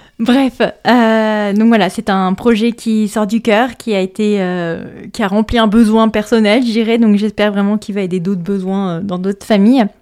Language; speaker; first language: French; native; French